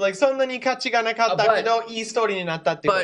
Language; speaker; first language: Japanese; non-native, fluent; English